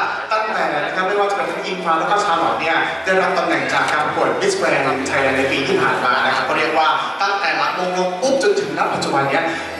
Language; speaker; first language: Thai; native; Thai